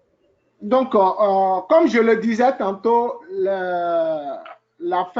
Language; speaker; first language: French; native; French